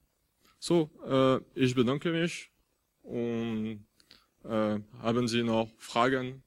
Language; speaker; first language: German; non-native, fluent; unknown